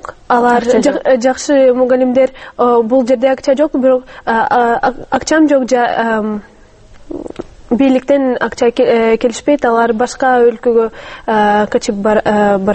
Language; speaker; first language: Kyrgyz; non-native, learner; Russian